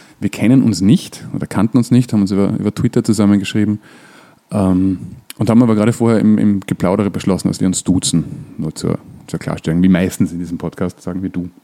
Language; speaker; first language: German; native; German